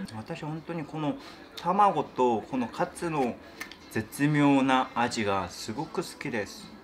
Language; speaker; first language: Japanese; non-native, fluent; Korean